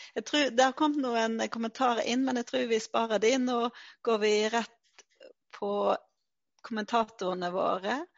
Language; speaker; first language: Norwegian; native; Norwegian